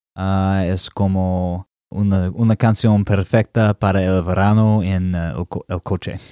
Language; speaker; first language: Spanish; non-native, learner; English